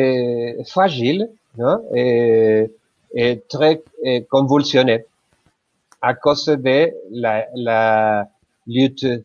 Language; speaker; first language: French; non-native, fluent; Spanish